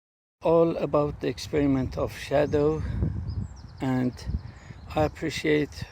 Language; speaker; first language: English; non-native, fluent; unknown